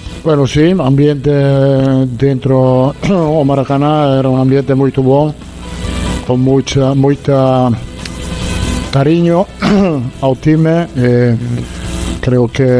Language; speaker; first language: Portuguese; non-native, learner; Italian